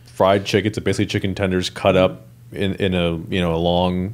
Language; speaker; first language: English; native; English